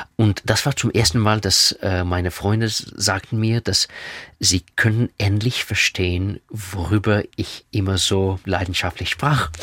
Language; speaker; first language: German; non-native, fluent; Russian